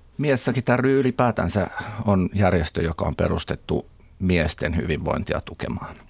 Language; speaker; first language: Finnish; native; Finnish